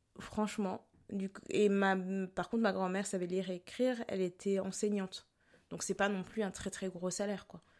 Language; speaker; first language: French; early bilingual, other home language; Lingala